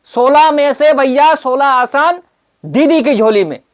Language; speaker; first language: Hindi; non-native, local second language; Bangla